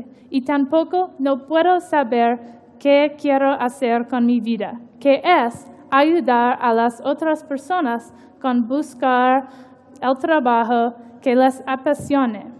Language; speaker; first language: Spanish; non-native, learner; English